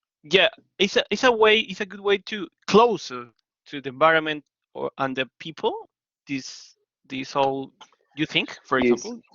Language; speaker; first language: English; non-native, learner; Spanish